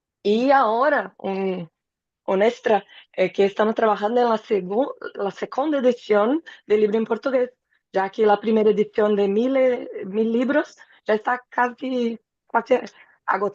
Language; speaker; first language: Spanish; non-native, fluent; Portuguese